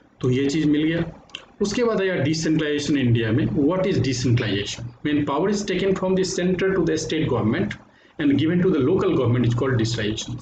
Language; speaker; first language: Hindi; native; Hindi